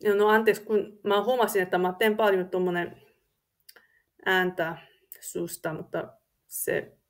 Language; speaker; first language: Finnish; non-native, learner; English